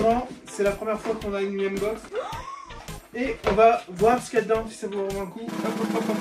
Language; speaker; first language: French; native; French